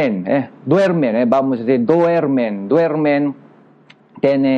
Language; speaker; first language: Spanish; non-native, learner; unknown